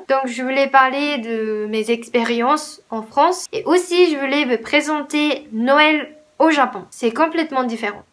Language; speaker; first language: French; non-native, fluent; Japanese